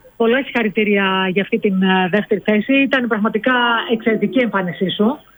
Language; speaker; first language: Greek; native; Greek